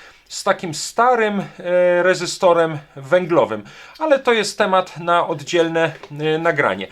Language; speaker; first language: Polish; native; Polish